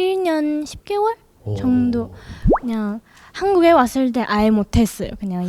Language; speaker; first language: Korean; non-native, learner; English